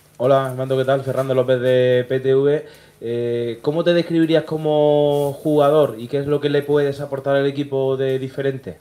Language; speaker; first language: Spanish; native; Spanish